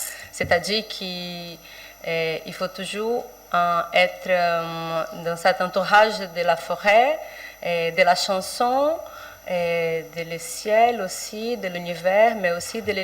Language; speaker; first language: French; non-native, fluent; Portuguese